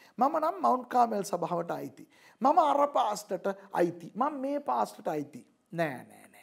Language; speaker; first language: Sinhala; non-native, local second language; Tamil